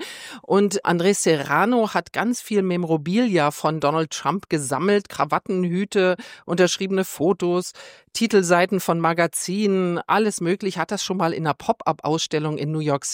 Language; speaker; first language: German; native; German